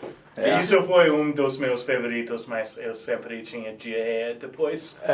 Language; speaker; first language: Portuguese; non-native, fluent; English